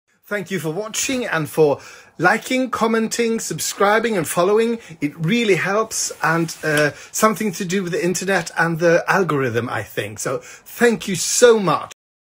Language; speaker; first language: English; non-native, fluent; Swedish